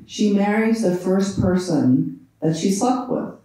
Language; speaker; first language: English; native; English